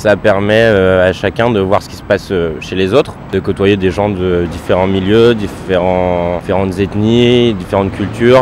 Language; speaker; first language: French; native; French